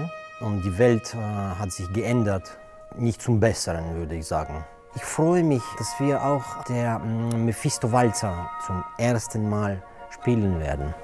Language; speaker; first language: German; non-native, fluent; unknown